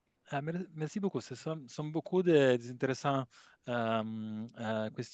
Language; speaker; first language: French; non-native, learner; Italian